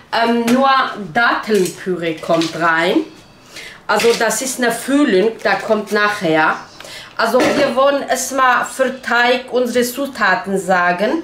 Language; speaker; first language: German; non-native, learner; Turkish